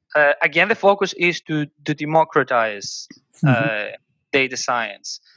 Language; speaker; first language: English; non-native, fluent; Greek